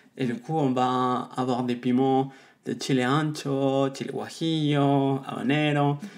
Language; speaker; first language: French; non-native, fluent; Spanish